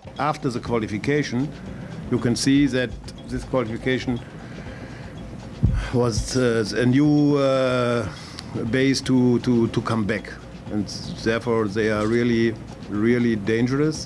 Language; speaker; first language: English; non-native, fluent; German